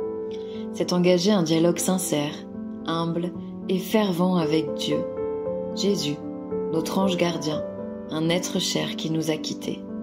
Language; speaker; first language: French; native; French